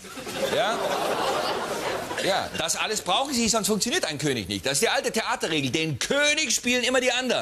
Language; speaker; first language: German; native; German